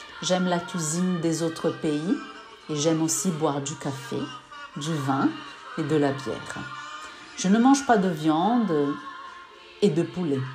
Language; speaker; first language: French; non-native, learner; Portuguese